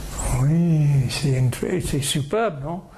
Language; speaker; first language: French; non-native, fluent; English